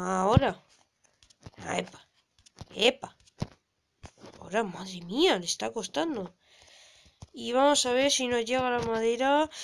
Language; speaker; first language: Spanish; native; Spanish